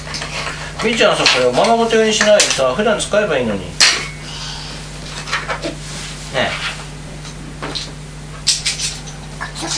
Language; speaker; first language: Japanese; native; Japanese